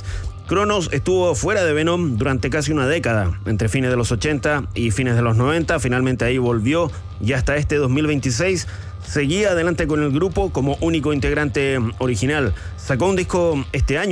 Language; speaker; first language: Spanish; native; Spanish